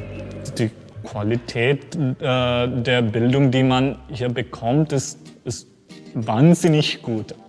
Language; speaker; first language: German; non-native, fluent; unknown